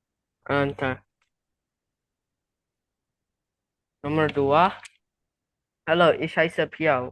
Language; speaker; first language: German; non-native, learner; Indonesian